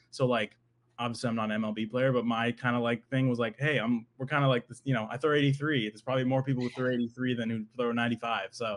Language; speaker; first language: English; native; English